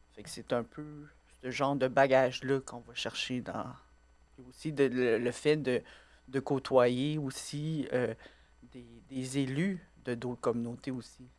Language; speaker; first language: French; native; French